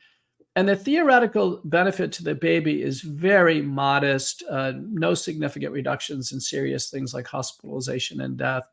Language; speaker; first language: English; native; English